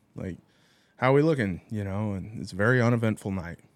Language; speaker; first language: English; native; English